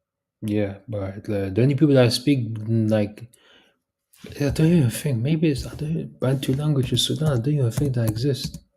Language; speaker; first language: English; early bilingual, heritage; Arabic